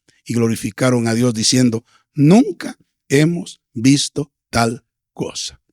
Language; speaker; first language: Spanish; native; Spanish